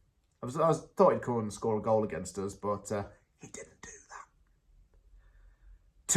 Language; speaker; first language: English; native; English